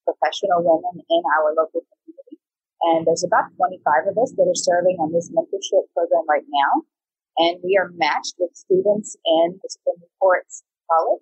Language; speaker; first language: English; native; English